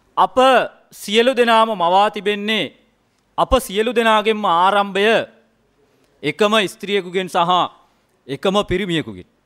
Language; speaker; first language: Sinhala; non-native, local second language; Tamil